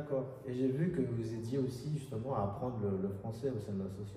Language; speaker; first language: French; native; French